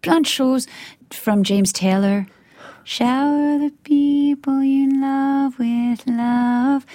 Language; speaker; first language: English; native; English